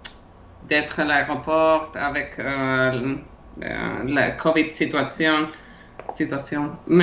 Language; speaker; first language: French; non-native, learner; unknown